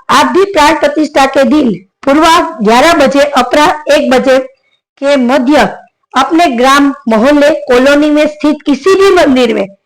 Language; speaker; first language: Hindi; non-native, local second language; Gujarati